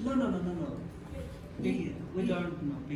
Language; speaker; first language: English; non-native, local second language; Bangla